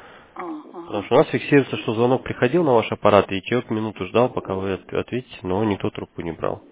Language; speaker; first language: Russian; native; Russian